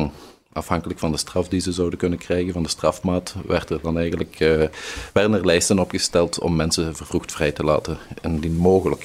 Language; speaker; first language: Dutch; native; Dutch